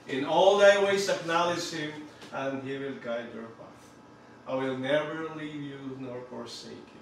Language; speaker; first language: English; non-native, local second language; Filipino